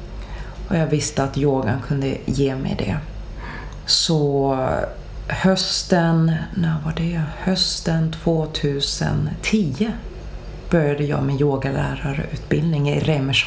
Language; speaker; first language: Swedish; early bilingual, other home language; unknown